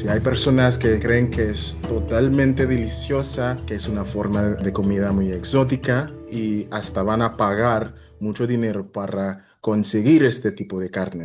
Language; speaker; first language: Spanish; non-native, fluent; English